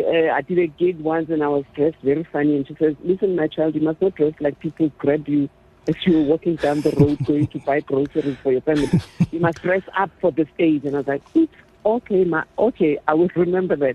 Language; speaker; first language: English; non-native, local second language; Zulu